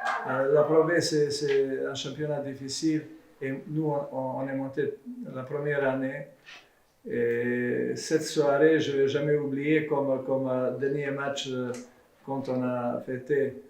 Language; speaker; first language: French; non-native, fluent; Serbian